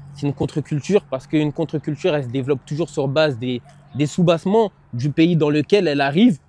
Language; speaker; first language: French; native; French